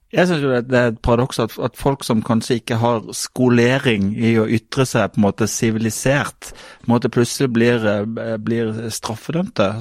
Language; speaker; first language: Norwegian; native; Norwegian